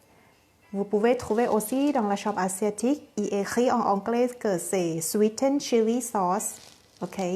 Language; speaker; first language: French; non-native, fluent; Thai